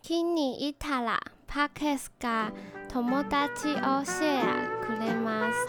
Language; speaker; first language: Japanese; non-native, learner; Chinese